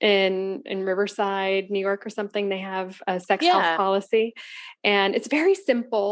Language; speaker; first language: English; native; English